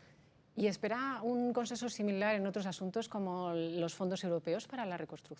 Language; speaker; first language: Spanish; native; Spanish